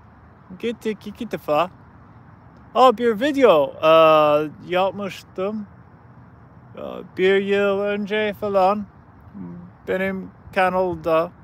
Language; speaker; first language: Turkish; non-native, learner; English